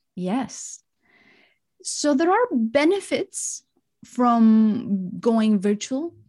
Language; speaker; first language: English; non-native, fluent; Greek